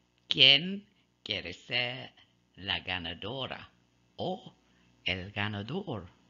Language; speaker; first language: Spanish; non-native, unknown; English